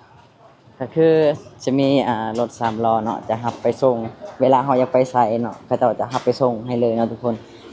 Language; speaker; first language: Thai; non-native, local second language; Lao